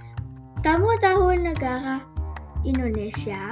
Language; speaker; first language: Indonesian; non-native, learner; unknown